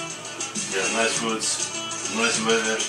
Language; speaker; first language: English; non-native, fluent; Kurdish